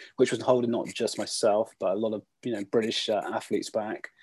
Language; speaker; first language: English; native; English